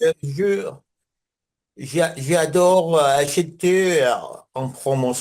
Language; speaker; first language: French; non-native, learner; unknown